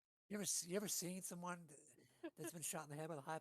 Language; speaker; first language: English; native; English